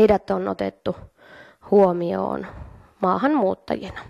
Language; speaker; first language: Finnish; native; Finnish